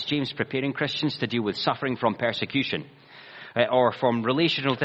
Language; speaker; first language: English; native; English